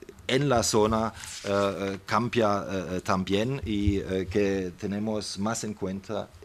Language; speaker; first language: Spanish; non-native, fluent; German